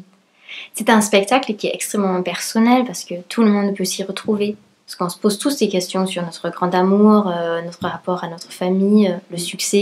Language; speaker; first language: French; native; French